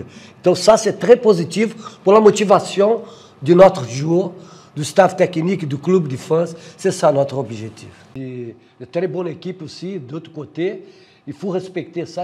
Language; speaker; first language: French; non-native, fluent; Portuguese